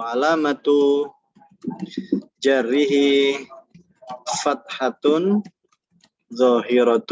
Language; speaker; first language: Arabic; non-native, fluent; Indonesian